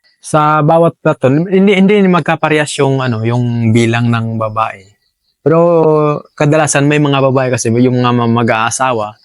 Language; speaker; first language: Filipino; non-native, local second language; Cebuano